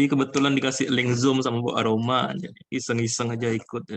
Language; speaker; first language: Indonesian; native; Indonesian